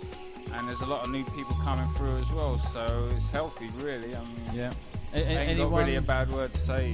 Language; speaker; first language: English; native; English